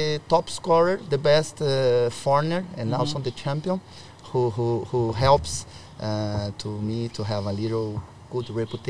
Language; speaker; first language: English; non-native, learner; Portuguese